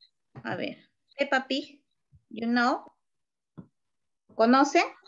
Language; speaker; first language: English; non-native, learner; Spanish